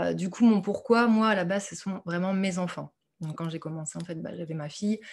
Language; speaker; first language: French; native; French